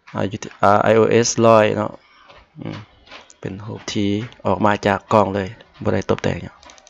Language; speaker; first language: Lao; native; Lao